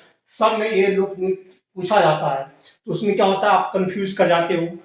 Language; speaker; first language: Hindi; native; Hindi